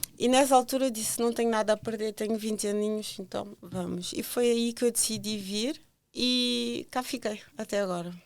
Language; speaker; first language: Portuguese; native; Portuguese